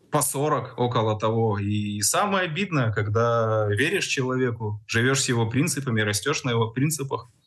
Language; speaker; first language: Russian; native; Russian